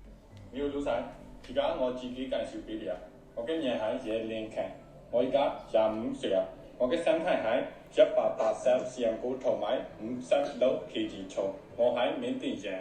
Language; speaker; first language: Cantonese; non-native, learner; Burmese